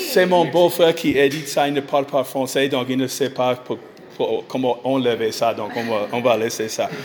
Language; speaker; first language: French; non-native, fluent; English